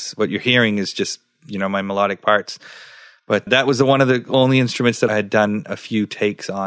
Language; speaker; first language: English; early bilingual, other home language; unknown